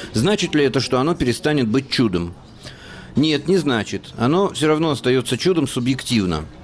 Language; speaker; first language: Russian; native; Russian